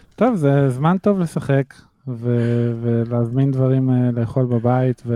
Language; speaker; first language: Hebrew; native; Hebrew